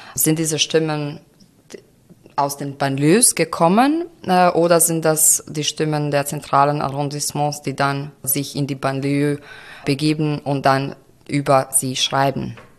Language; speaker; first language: German; non-native, fluent; Croatian